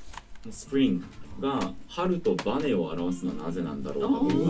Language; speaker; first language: Japanese; native; Japanese